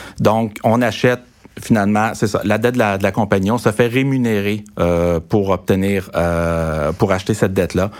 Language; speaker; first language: French; native; French